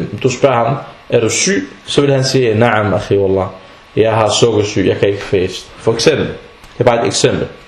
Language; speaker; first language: Danish; early bilingual, other home language; Arabic